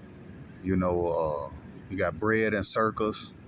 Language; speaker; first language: English; native; English